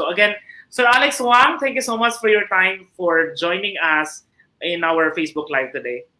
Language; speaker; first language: English; non-native, local second language; Filipino